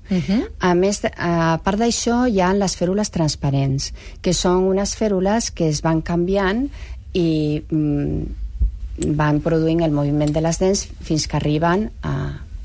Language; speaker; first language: Catalan; non-native, local second language; Spanish